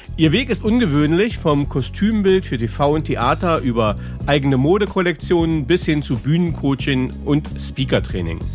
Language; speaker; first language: German; native; German